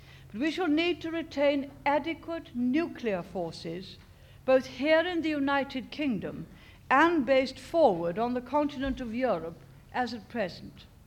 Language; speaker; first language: English; native; English